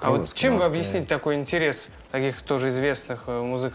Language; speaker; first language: Russian; native; Russian